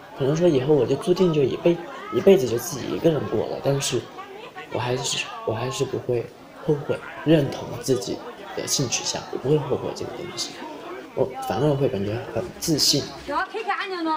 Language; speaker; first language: Chinese; native; Chinese